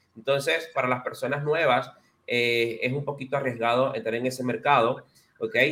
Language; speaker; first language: Spanish; native; Spanish